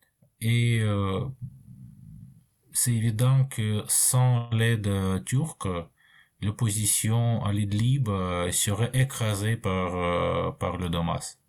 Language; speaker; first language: French; non-native, fluent; Russian